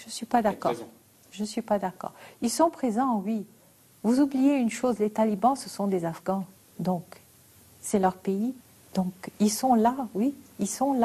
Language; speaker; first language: French; non-native, local second language; Arabic